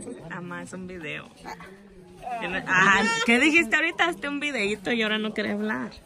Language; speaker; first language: Spanish; early bilingual, heritage; Spanish